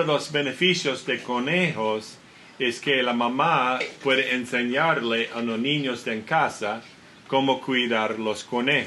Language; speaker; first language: Spanish; non-native, learner; English